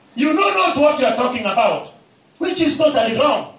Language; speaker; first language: English; non-native, local second language; Swahili